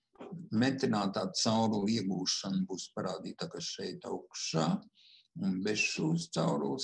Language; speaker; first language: Latvian; native; Latvian